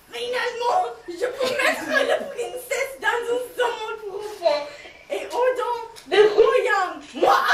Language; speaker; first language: French; non-native, learner; English